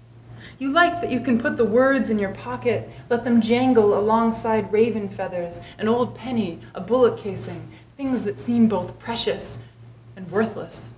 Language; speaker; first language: English; native; English